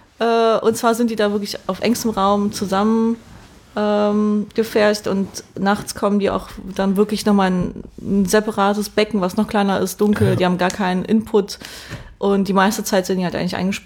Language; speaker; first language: German; native; German